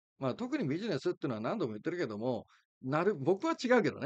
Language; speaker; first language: Japanese; native; Japanese